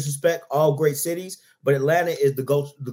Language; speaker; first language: English; native; English